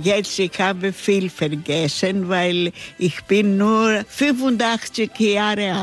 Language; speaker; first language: German; non-native, learner; Greek